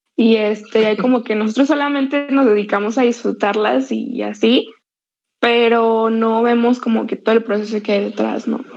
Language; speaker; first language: Spanish; native; Spanish